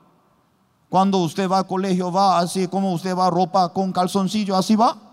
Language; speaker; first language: Spanish; non-native, learner; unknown